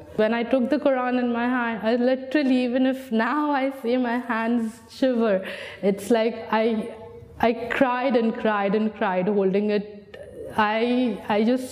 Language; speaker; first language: English; non-native, local second language; Hindi